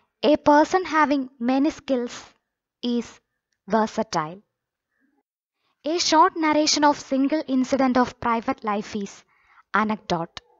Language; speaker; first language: English; non-native, local second language; Malayalam